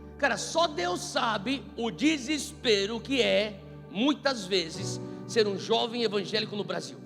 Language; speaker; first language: Portuguese; native; Portuguese